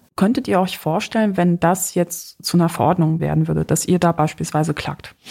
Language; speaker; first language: German; early bilingual, other home language; Polish